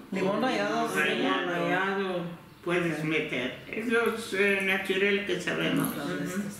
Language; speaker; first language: Spanish; early bilingual, heritage; Turkish